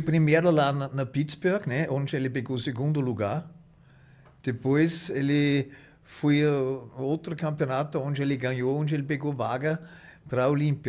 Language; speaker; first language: Portuguese; non-native, fluent; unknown